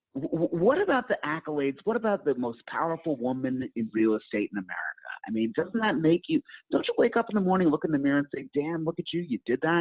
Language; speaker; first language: English; native; English